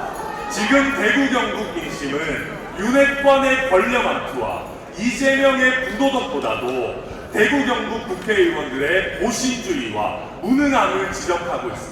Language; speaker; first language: Korean; native; Korean